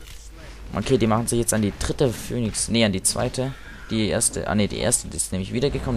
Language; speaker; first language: German; native; German